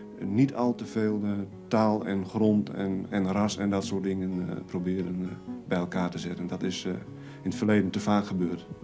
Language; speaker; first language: Dutch; native; Dutch